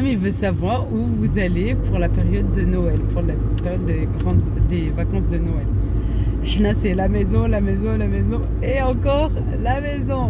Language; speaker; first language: French; native; French